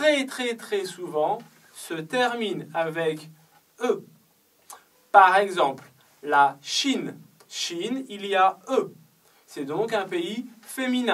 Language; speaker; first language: French; non-native, fluent; Chinese